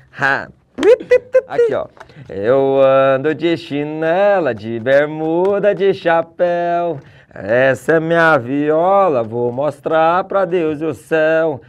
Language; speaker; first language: Portuguese; native; Portuguese